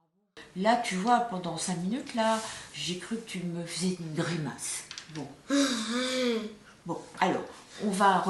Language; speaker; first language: French; native; French